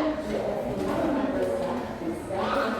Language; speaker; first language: Arabic; non-native, learner; Indonesian